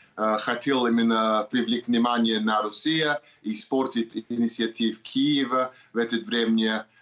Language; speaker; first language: Russian; non-native, learner; English